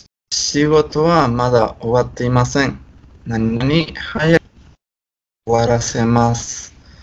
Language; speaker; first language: Japanese; non-native, fluent; Spanish